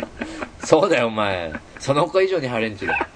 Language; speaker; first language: Japanese; native; Japanese